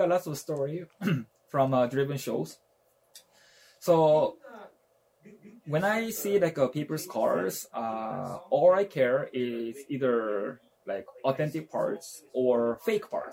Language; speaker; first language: English; non-native, fluent; Japanese